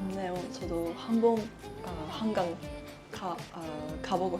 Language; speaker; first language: Korean; non-native, learner; Japanese